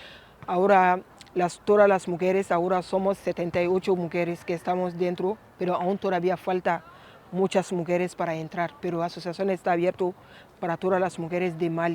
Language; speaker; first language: Spanish; non-native, learner; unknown